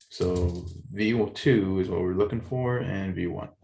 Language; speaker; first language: English; native; English